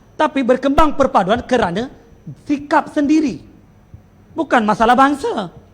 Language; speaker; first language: Malay; non-native, local second language; Tamil